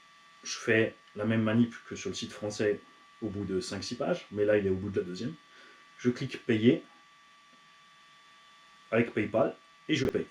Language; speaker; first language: French; native; French